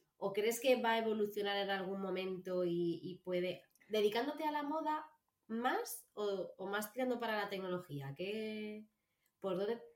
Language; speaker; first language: Spanish; native; Spanish